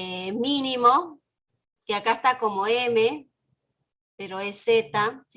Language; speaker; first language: Spanish; native; Spanish